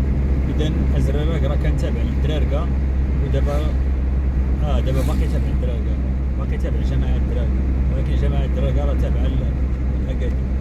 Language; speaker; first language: Arabic; native; Arabic